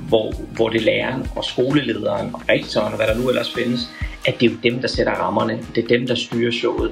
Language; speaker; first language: Danish; native; Danish